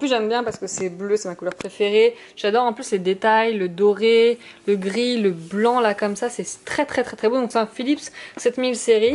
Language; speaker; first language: French; native; French